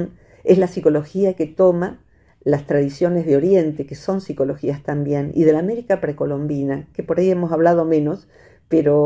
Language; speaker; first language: Spanish; native; Spanish